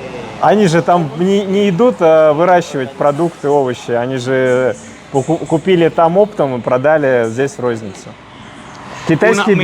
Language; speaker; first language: Russian; native; Russian